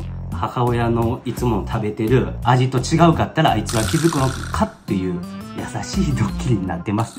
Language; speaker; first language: Japanese; native; Japanese